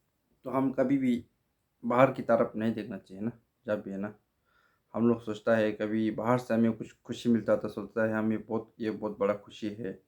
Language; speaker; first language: Hindi; non-native, local second language; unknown